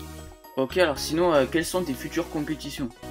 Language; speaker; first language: French; native; French